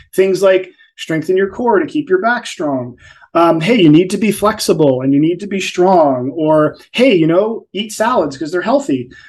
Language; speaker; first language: English; native; English